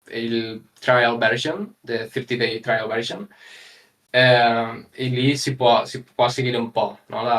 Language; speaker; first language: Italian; non-native, learner; Spanish